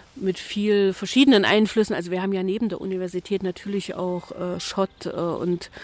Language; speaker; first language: German; native; German